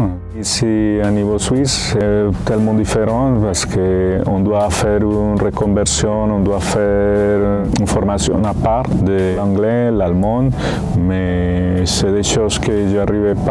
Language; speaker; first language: French; non-native, fluent; Spanish